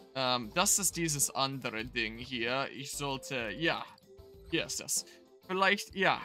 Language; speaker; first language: German; non-native, learner; English